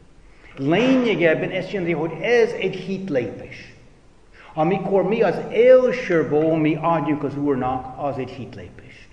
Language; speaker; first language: Hungarian; non-native, fluent; English